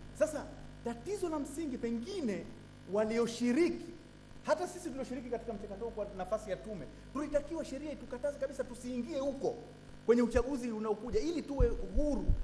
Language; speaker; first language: Swahili; native; Swahili